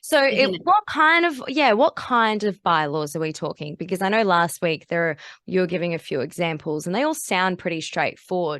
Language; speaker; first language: English; native; English